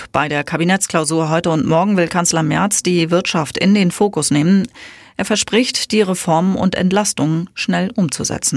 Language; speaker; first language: German; native; German